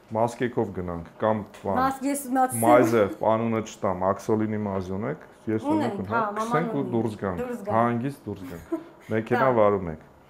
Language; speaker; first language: Armenian; native; Armenian